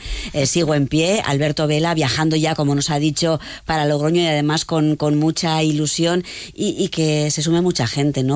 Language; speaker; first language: Spanish; native; Spanish